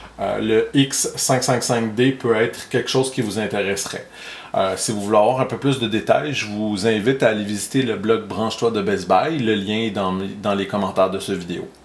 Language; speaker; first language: French; native; French